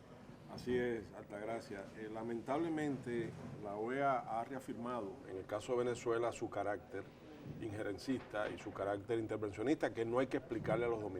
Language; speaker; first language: Spanish; native; Spanish